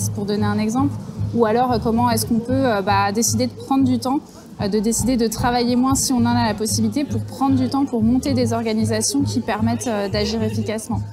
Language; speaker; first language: French; native; French